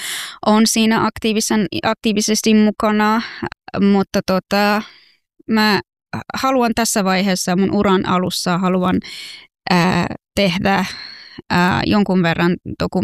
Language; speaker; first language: Finnish; non-native, fluent; Persian